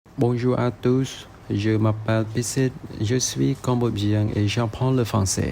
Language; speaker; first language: French; non-native, fluent; Khmer